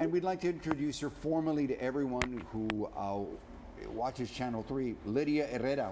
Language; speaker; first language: English; early bilingual, other home language; Spanish